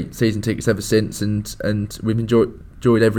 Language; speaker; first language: English; native; English